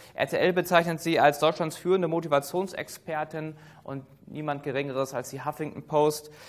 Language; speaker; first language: German; native; German